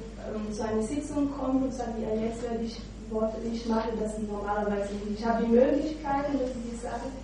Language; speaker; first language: German; non-native, fluent; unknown